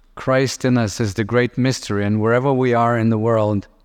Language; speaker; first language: English; non-native, fluent; Lithuanian